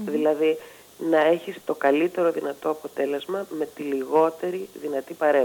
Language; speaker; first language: Greek; native; Greek